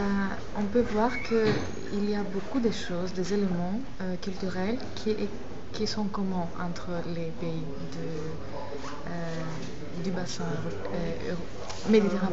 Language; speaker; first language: French; non-native, fluent; Greek